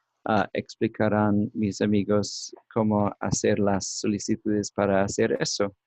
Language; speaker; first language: Spanish; non-native, learner; English